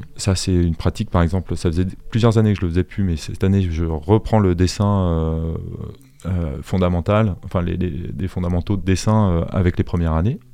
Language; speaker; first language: French; native; French